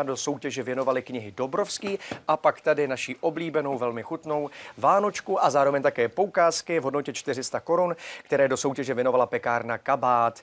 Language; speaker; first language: Czech; native; Czech